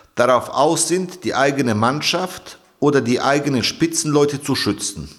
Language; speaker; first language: German; native; German